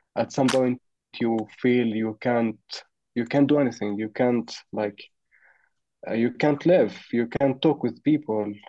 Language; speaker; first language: English; non-native, fluent; Arabic